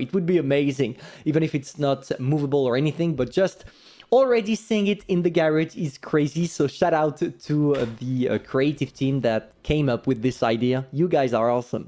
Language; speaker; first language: English; non-native, fluent; French